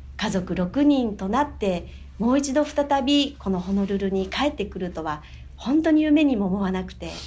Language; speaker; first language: Japanese; native; Japanese